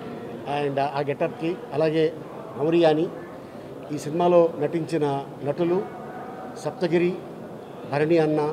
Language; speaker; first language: Telugu; native; Telugu